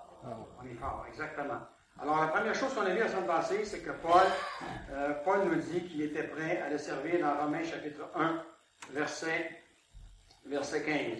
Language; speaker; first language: French; native; French